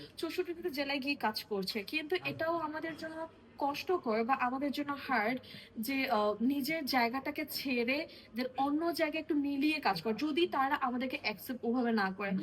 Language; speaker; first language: Bangla; non-native, local second language; Marma